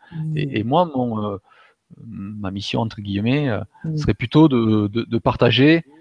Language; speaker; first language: French; native; French